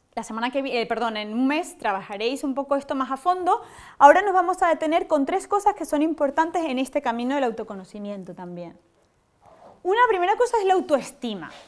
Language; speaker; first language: Spanish; native; Spanish